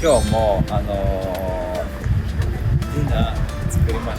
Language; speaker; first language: Japanese; non-native, fluent; Lithuanian